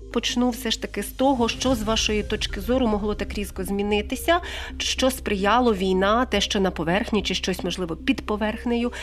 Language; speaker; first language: Ukrainian; native; Ukrainian